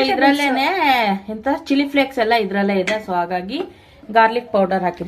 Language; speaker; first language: Kannada; native; Kannada